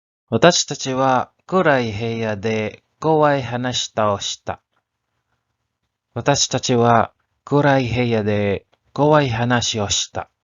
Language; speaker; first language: Japanese; non-native, learner; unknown